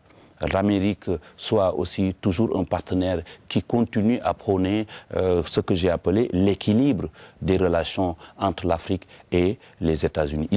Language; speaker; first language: French; non-native, local second language; Wolof